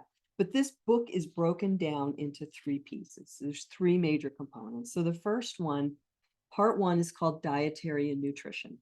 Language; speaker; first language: English; native; English